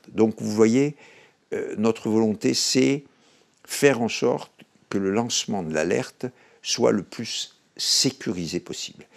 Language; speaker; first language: French; native; French